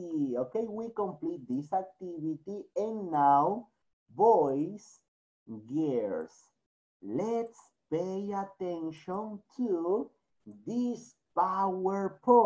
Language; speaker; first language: English; non-native, fluent; Spanish